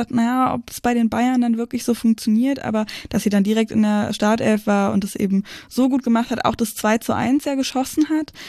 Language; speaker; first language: German; native; German